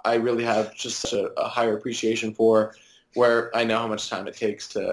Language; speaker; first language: English; native; English